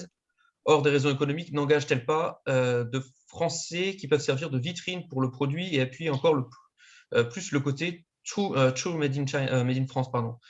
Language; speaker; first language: French; native; French